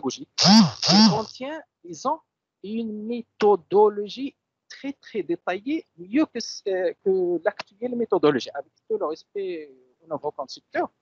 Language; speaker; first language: French; non-native, local second language; Arabic